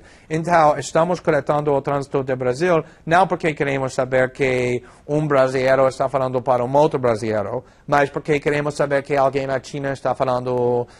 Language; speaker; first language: Portuguese; non-native, fluent; English